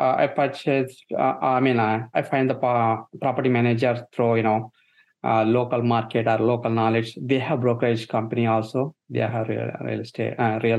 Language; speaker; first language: English; non-native, local second language; Telugu